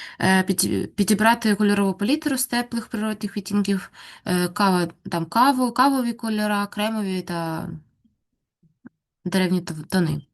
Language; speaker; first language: Ukrainian; native; Ukrainian